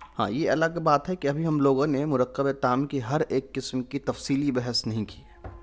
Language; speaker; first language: Urdu; native; Urdu